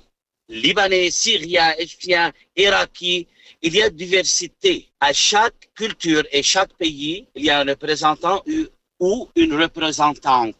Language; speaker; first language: French; non-native, learner; Arabic